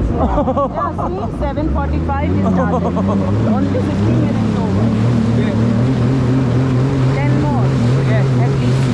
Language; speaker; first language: English; non-native, learner; Hindi